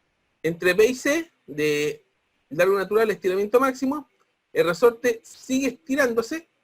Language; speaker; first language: Spanish; native; Spanish